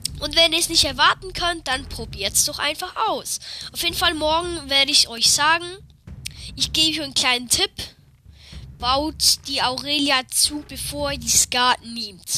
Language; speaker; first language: German; native; German